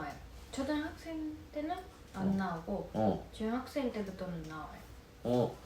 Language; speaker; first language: Korean; non-native, fluent; Japanese